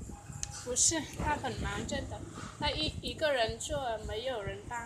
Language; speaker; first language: Chinese; non-native, learner; Vietnamese